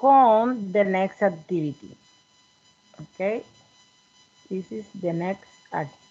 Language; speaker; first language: English; non-native, learner; Spanish